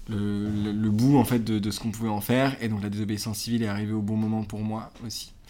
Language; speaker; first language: French; native; French